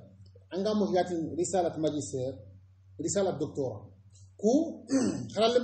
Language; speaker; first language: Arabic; non-native, fluent; Soninke